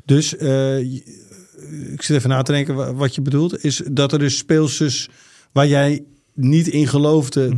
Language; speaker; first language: Dutch; native; Dutch